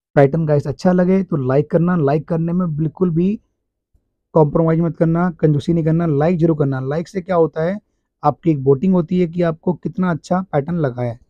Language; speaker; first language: Hindi; native; Hindi